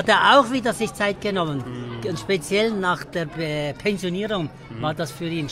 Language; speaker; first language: German; early bilingual, other home language; Tibetan